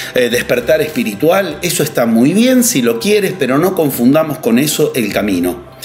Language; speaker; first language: Spanish; native; Spanish